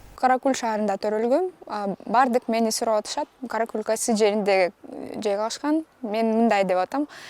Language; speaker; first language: Kyrgyz; non-native, local second language; Russian